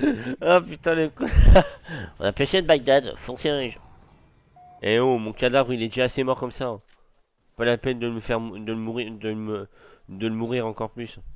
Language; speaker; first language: French; native; French